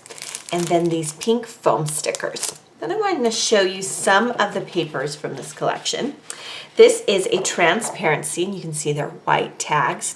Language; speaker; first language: English; native; English